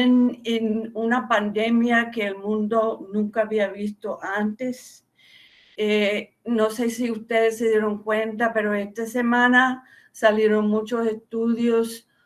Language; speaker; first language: Spanish; non-native, fluent; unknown